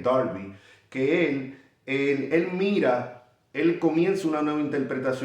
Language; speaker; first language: Spanish; native; Spanish